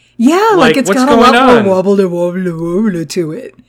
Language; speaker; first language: English; native; English